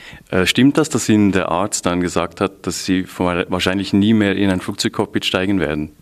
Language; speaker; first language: German; native; German